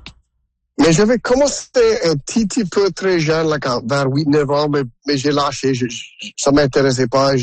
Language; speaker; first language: French; non-native, local second language; English